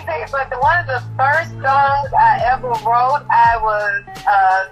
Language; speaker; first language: English; native; English